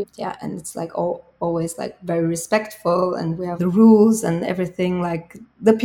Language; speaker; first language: English; non-native, fluent; German